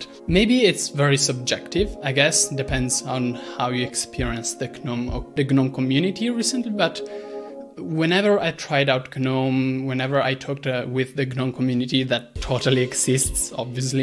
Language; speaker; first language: English; non-native, fluent; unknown